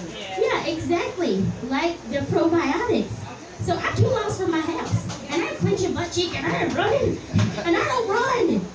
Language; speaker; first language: English; native; English